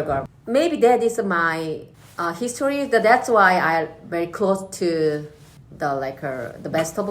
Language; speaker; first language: English; non-native, learner; Korean